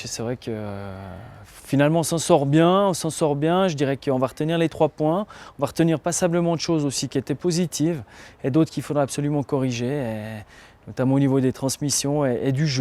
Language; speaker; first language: French; native; French